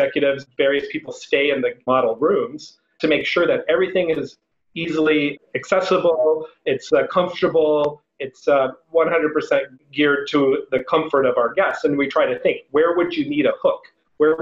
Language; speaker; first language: English; native; English